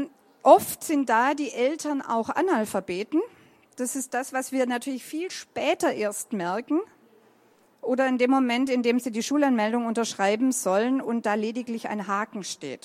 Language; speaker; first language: German; native; German